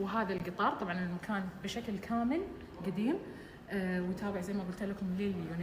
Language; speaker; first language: Arabic; native; Arabic